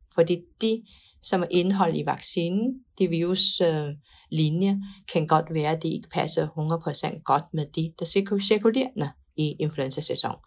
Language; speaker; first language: Danish; non-native, fluent; Chinese